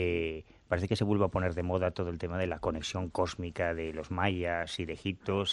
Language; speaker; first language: Spanish; native; Spanish